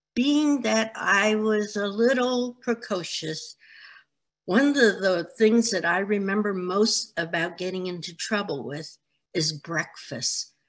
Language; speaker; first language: English; native; English